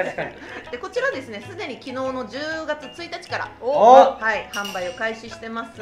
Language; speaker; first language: Japanese; native; Japanese